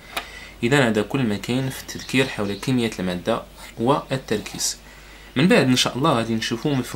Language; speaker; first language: Arabic; native; Arabic